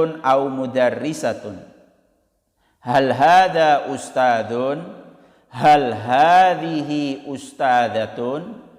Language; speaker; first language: Arabic; non-native, fluent; Indonesian